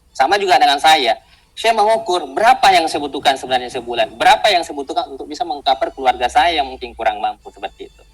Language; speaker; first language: Indonesian; non-native, local second language; Buginese